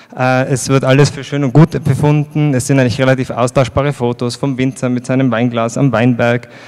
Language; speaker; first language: German; native; German